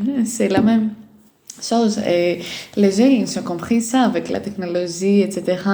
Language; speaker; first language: French; non-native, fluent; Greek